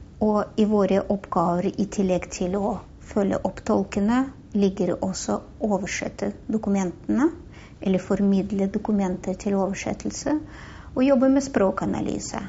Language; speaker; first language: Norwegian; non-native, fluent; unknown